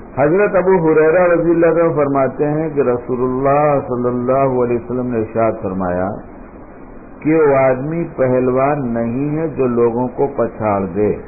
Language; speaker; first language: Urdu; native; Urdu